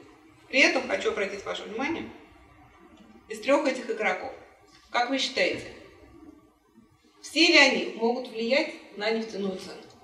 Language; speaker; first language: Russian; native; Russian